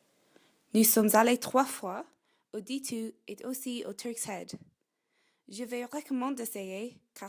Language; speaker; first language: French; non-native, learner; English